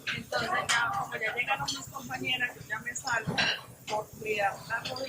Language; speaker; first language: Spanish; native; Spanish